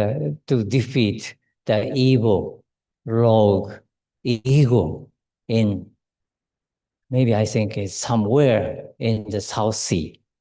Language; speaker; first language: English; non-native, learner; Japanese